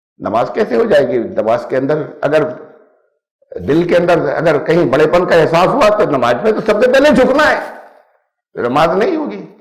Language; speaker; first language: Urdu; native; Urdu